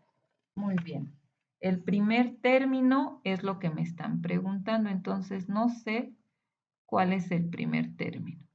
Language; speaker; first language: Spanish; native; Spanish